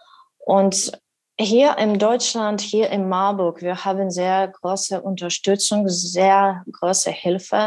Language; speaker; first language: German; non-native, learner; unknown